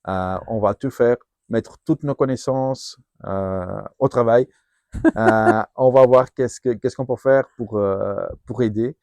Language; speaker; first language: French; non-native, fluent; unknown